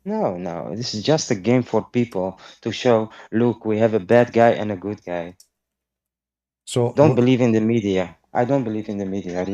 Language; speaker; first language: English; non-native, fluent; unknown